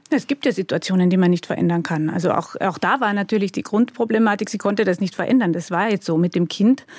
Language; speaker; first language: German; native; German